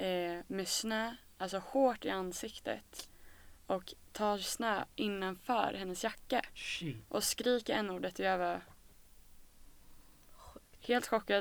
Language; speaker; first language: Swedish; native; Swedish